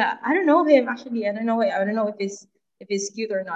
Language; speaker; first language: English; non-native, local second language; Filipino